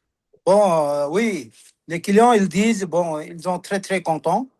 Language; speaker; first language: French; non-native, learner; Sherpa